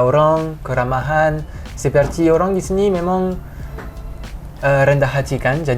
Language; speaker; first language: Indonesian; non-native, fluent; French